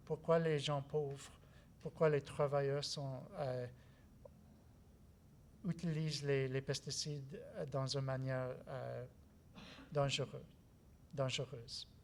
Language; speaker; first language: French; non-native, learner; English